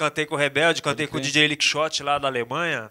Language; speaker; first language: Portuguese; native; Portuguese